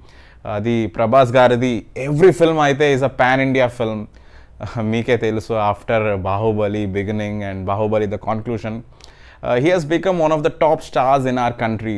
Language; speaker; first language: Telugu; non-native, learner; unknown